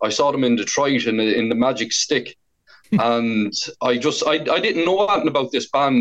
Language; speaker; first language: English; native; English